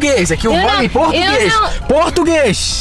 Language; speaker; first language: Portuguese; native; Portuguese